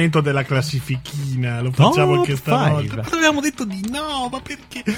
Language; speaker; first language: Italian; native; Italian